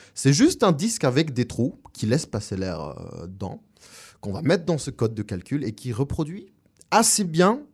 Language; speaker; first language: French; non-native, fluent; Spanish